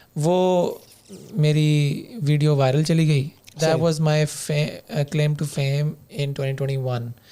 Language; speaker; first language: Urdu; native; Urdu